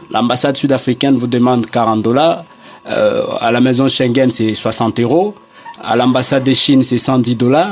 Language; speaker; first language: French; non-native, local second language; Lingala